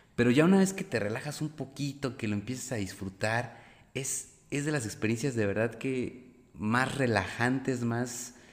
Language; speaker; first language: Spanish; native; Spanish